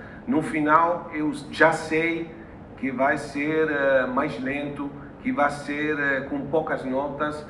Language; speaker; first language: Portuguese; non-native, fluent; Italian